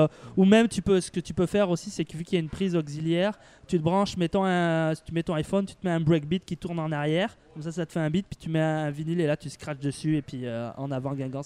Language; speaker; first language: French; native; French